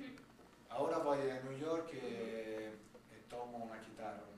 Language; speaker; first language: Spanish; non-native, learner; Italian